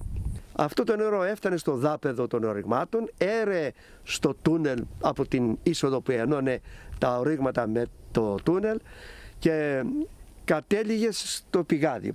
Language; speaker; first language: Greek; native; Greek